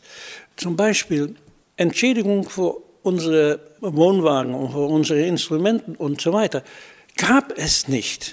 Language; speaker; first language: German; non-native, fluent; Dutch